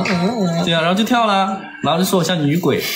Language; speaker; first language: Chinese; native; Chinese